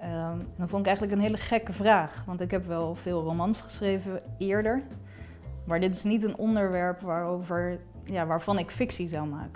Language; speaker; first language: Dutch; native; Dutch